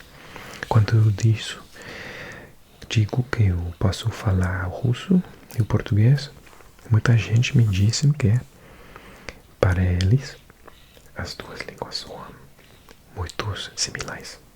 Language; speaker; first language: Portuguese; non-native, learner; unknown